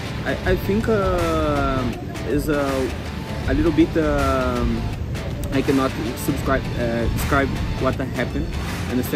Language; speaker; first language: English; non-native, fluent; Portuguese